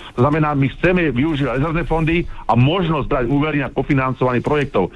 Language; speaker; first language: Slovak; native; Slovak